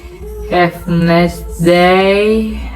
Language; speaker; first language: English; non-native, learner; Indonesian